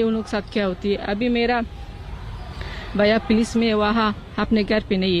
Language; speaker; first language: Hindi; non-native, learner; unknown